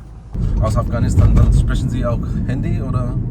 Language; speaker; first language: German; non-native, learner; Hindi